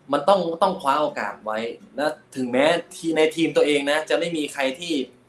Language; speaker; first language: Thai; native; Thai